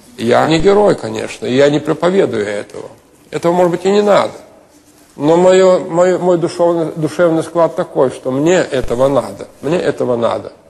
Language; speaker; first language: Russian; non-native, local second language; Lithuanian